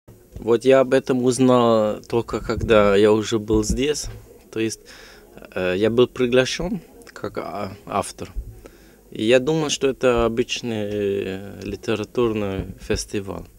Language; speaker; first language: Russian; non-native, fluent; German